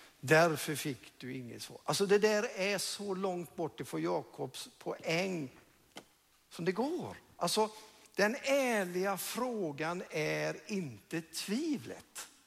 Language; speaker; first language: Swedish; non-native, fluent; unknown